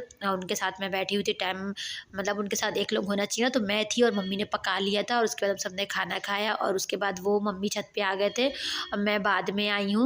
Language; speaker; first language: Hindi; native; Hindi